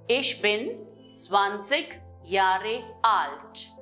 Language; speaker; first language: German; non-native, learner; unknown